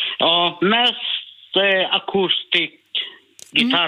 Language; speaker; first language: Swedish; non-native, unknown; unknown